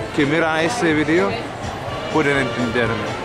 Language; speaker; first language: Spanish; non-native, learner; English